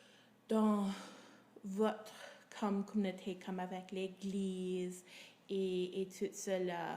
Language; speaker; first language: French; non-native, local second language; English